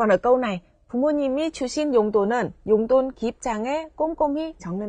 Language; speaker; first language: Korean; non-native, fluent; Vietnamese